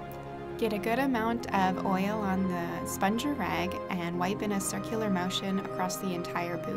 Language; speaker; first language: English; native; English